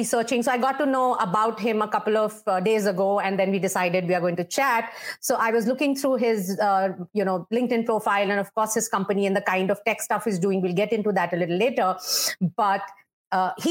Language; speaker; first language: English; non-native, local second language; Hindi